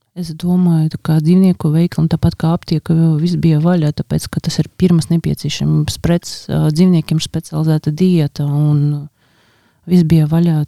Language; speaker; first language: Latvian; non-native, local second language; Russian